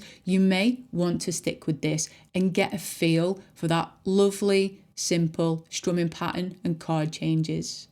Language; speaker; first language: English; native; English